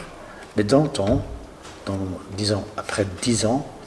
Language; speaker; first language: French; non-native, local second language; Dutch